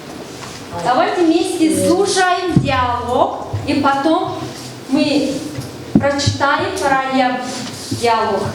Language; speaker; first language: Russian; non-native, fluent; Mongolian